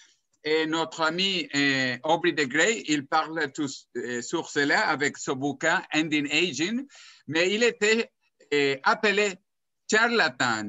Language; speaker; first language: French; non-native, fluent; Spanish